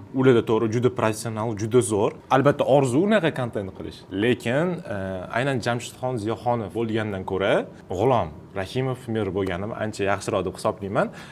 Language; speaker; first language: Uzbek; non-native, local second language; Russian